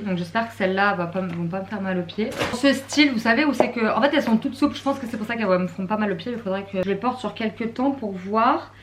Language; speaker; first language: French; native; French